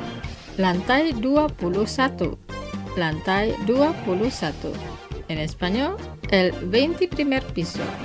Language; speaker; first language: Spanish; non-native, fluent; Indonesian